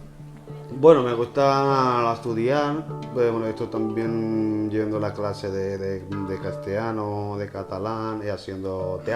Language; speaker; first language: Spanish; non-native, learner; Punjabi